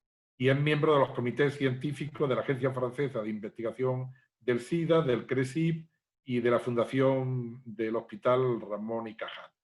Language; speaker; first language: Spanish; native; Spanish